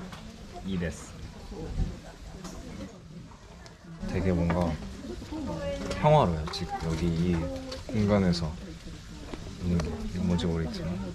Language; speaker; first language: Korean; early bilingual, heritage; English